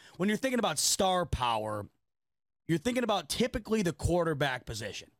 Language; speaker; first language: English; native; English